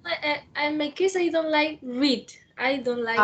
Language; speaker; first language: English; non-native, learner; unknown